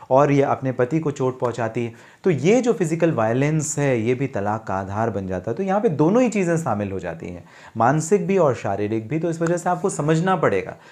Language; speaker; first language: Hindi; native; Hindi